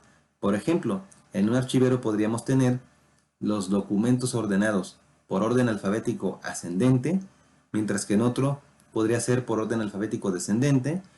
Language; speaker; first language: Spanish; native; Spanish